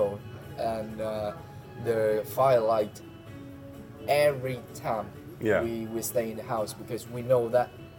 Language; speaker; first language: English; non-native, learner; Vietnamese